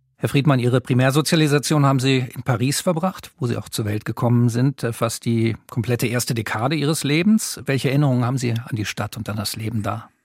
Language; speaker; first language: German; native; German